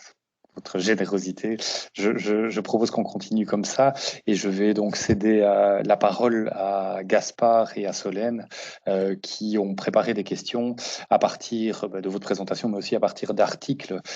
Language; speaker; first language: French; native; French